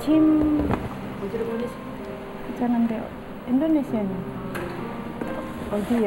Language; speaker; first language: Korean; non-native, learner; Javanese